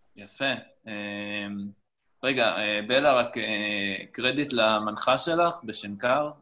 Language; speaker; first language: Hebrew; native; Hebrew